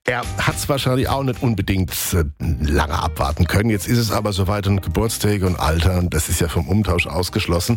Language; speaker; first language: German; native; German